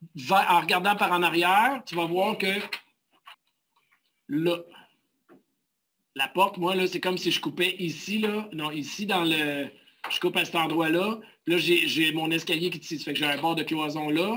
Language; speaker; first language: French; native; French